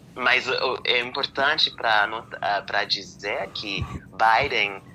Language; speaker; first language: Portuguese; non-native, fluent; English